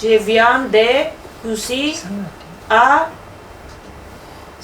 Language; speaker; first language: French; non-native, learner; Spanish